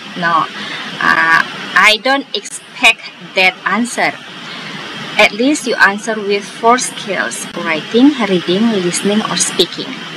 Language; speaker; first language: English; non-native, fluent; Indonesian